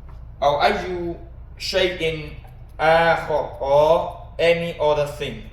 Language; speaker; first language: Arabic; non-native, fluent; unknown